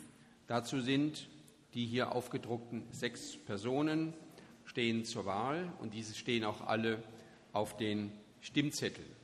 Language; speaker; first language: German; native; German